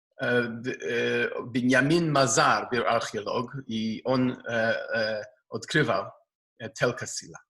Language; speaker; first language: Polish; non-native, learner; Hebrew